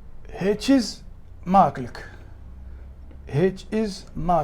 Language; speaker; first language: Dutch; non-native, fluent; Arabic